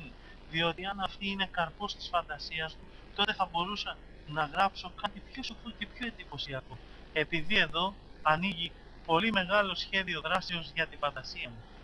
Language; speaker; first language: Greek; native; Greek